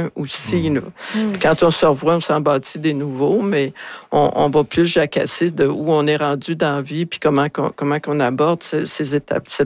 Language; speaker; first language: French; native; French